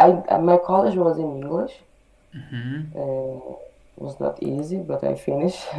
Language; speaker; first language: English; non-native, learner; Portuguese